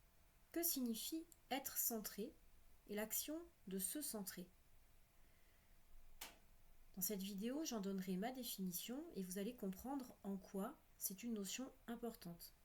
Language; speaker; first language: French; native; French